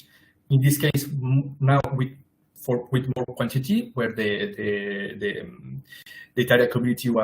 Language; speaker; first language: English; non-native, fluent; Spanish